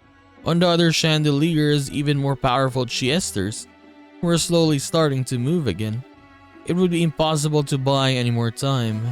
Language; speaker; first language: English; native; English